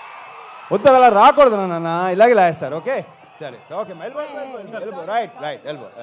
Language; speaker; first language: Telugu; native; Telugu